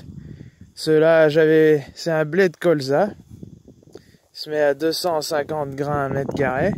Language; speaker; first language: French; native; French